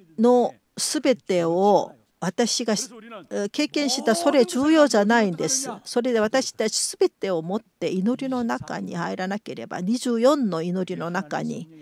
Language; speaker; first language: Japanese; non-native, fluent; Korean